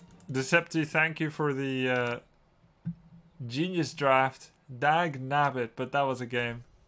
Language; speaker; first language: English; non-native, fluent; Dutch